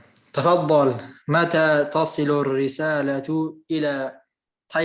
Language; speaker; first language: Arabic; non-native, fluent; English